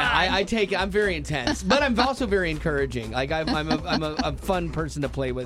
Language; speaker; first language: English; native; English